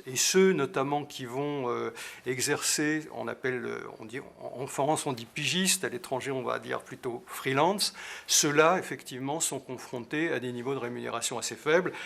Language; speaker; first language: French; native; French